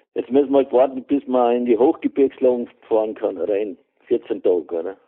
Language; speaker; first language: German; native; German